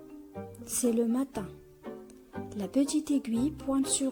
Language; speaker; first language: French; non-native, local second language; Arabic